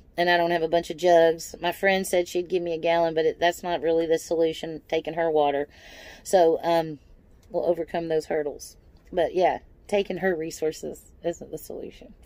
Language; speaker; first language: English; native; English